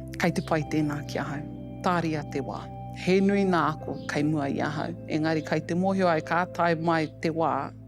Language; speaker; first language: Māori; native; Māori